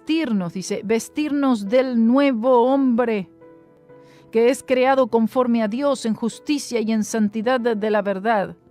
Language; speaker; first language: Spanish; native; Spanish